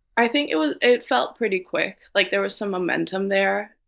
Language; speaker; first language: English; non-native, fluent; Danish